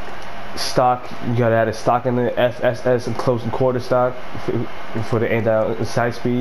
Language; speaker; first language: English; native; English